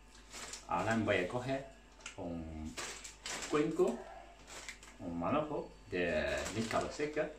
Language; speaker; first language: Spanish; non-native, learner; Chinese